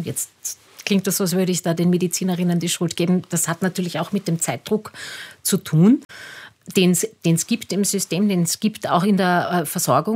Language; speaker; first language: German; native; German